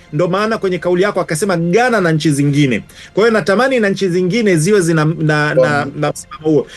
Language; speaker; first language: Swahili; native; Swahili